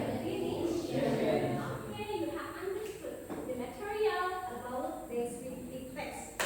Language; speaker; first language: English; non-native, fluent; Indonesian